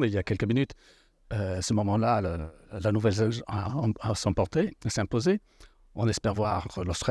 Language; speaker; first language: French; non-native, fluent; English